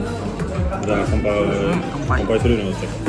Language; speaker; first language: Japanese; non-native, fluent; French